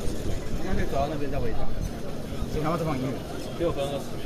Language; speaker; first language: Chinese; native; Chinese